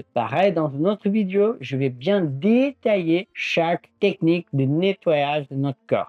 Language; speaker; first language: French; non-native, fluent; Portuguese